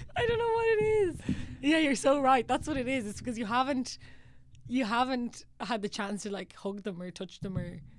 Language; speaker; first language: English; non-native, fluent; Italian